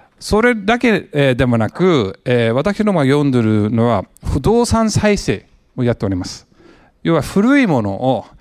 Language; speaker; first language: Japanese; non-native, fluent; English